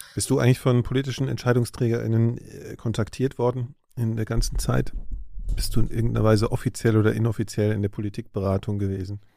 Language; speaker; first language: German; native; German